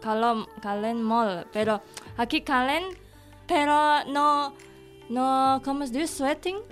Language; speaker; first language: Catalan; non-native, learner; Indonesian